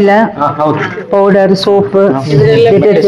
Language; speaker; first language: Kannada; non-native, local second language; Tamil